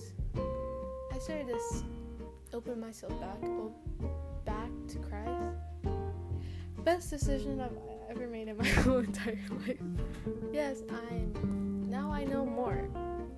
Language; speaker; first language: English; early bilingual, other home language; Spanish